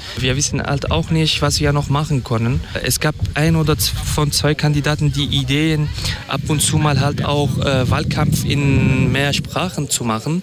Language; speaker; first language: German; non-native, fluent; Kurdish